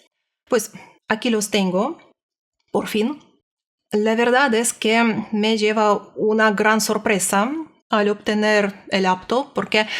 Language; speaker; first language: Spanish; non-native, learner; Russian